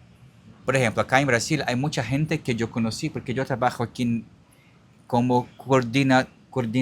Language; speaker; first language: Spanish; non-native, learner; Portuguese